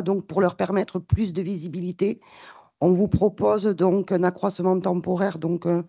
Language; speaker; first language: French; native; French